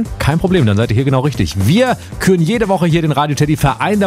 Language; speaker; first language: German; native; German